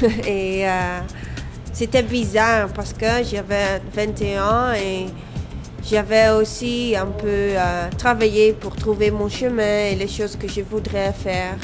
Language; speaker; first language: French; non-native, fluent; Dutch